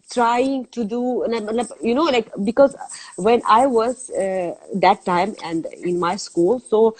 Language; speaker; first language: English; non-native, learner; Azerbaijani